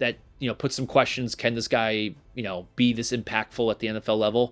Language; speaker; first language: English; native; English